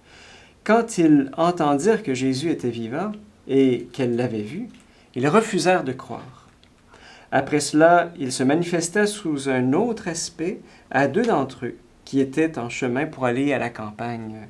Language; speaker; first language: French; native; French